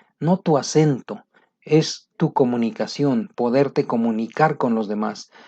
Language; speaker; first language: Spanish; native; Spanish